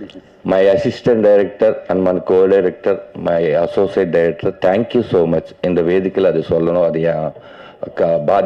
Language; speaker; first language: Tamil; non-native, learner; Telugu